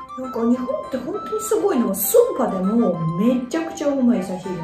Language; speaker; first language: Japanese; non-native, fluent; Russian